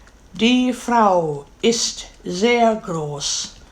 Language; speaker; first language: German; non-native, learner; English